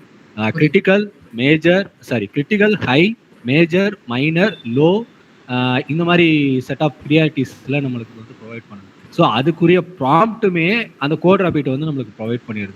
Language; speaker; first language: Tamil; native; Tamil